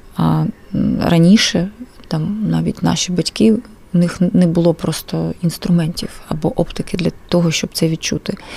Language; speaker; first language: Ukrainian; non-native, local second language; Russian